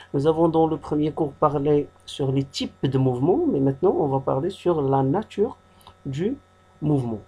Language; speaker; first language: French; non-native, local second language; Arabic